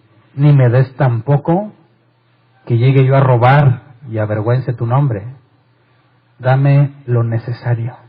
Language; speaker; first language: Spanish; native; Spanish